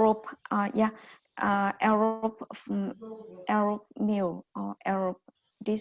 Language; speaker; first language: English; non-native, learner; Vietnamese